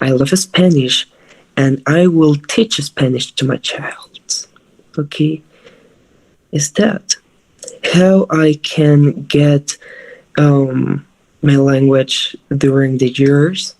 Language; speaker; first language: English; non-native, fluent; Spanish